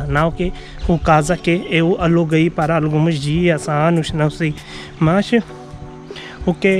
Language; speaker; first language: Portuguese; non-native, learner; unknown